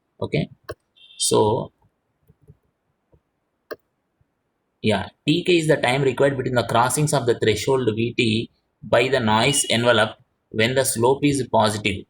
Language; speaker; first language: English; non-native, local second language; Telugu